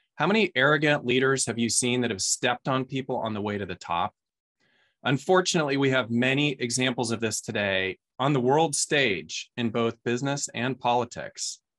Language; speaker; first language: English; native; English